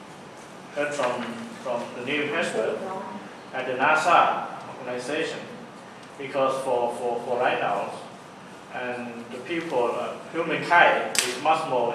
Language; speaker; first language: English; non-native, learner; Thai